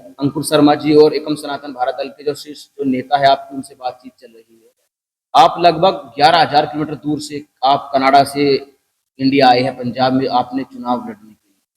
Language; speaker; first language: Hindi; native; Hindi